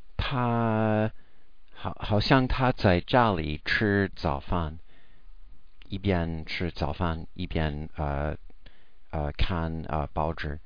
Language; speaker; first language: Chinese; non-native, learner; English